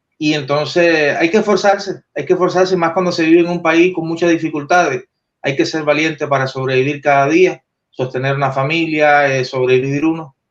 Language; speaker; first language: Spanish; native; Spanish